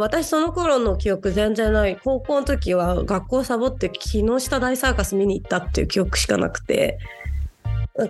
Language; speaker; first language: Japanese; native; Japanese